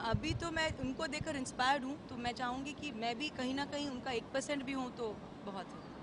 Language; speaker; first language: Hindi; native; Hindi